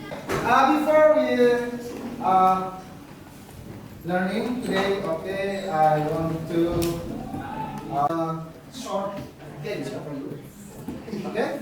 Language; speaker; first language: English; non-native, learner; Indonesian